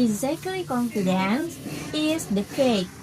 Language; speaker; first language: English; non-native, learner; Indonesian